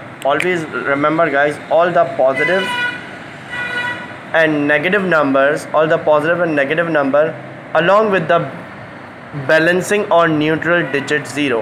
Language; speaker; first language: English; non-native, local second language; Hindi